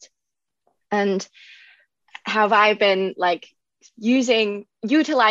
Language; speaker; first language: English; non-native, local second language; Cantonese